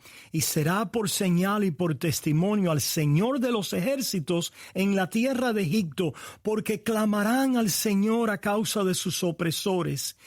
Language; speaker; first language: Spanish; native; Spanish